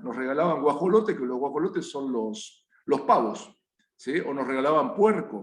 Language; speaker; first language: Spanish; native; Spanish